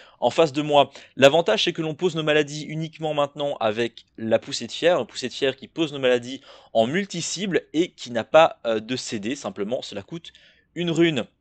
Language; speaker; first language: French; native; French